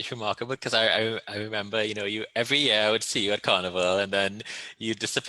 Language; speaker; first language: English; native; English